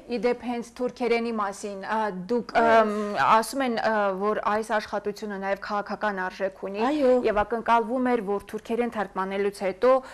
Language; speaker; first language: Armenian; native; Armenian